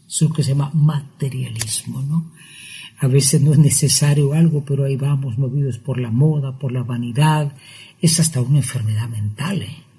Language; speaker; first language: Spanish; native; Spanish